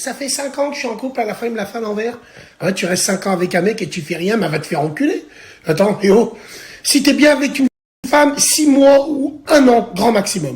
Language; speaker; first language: French; native; French